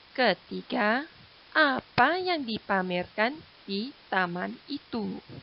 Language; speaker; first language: Malay; non-native, local second language; Chinese